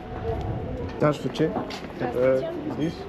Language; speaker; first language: Russian; non-native, learner; English